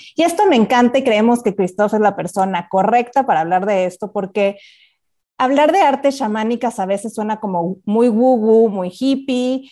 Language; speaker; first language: Spanish; native; Spanish